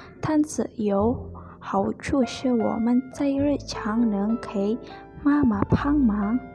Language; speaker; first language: Chinese; non-native, learner; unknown